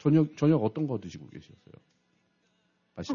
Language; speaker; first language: Korean; native; Korean